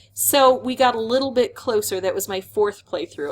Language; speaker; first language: English; native; English